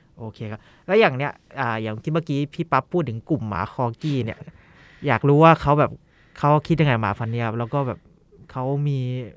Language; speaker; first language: Thai; native; Thai